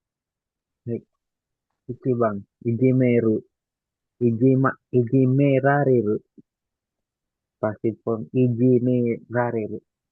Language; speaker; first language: Japanese; non-native, learner; Filipino